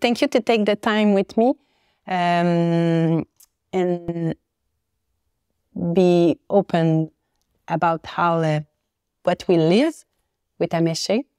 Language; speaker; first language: English; non-native, learner; French